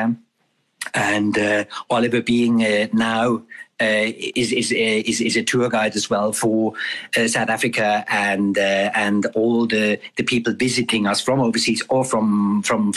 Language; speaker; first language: English; non-native, fluent; German